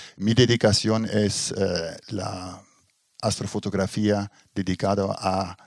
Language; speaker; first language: Spanish; non-native, fluent; Dutch